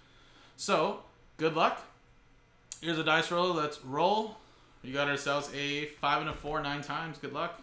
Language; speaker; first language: English; native; English